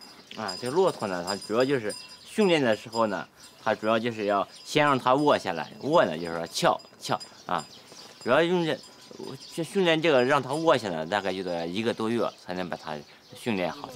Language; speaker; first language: Chinese; native; Chinese